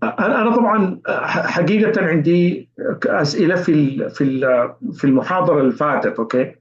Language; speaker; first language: Arabic; native; Arabic